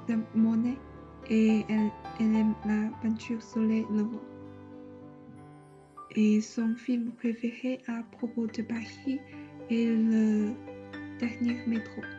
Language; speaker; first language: French; non-native, learner; Chinese